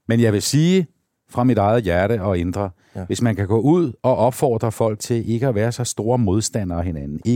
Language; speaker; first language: Danish; native; Danish